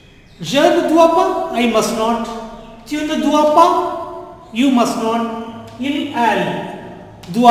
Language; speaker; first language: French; non-native, learner; Tamil